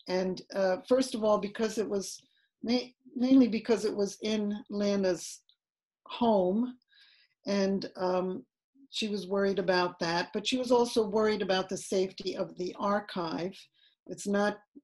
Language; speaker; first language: English; native; English